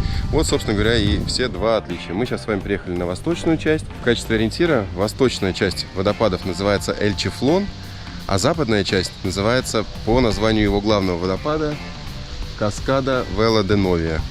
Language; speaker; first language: Russian; native; Russian